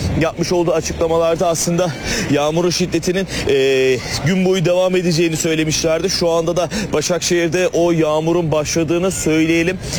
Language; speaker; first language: Turkish; native; Turkish